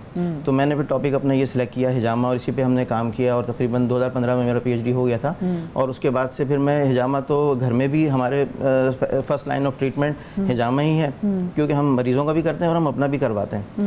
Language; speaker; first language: Urdu; native; Urdu